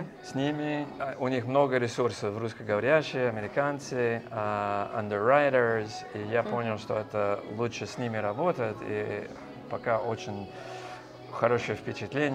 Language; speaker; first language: Russian; non-native, fluent; English